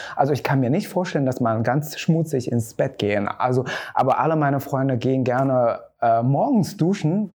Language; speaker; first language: German; non-native, fluent; Chinese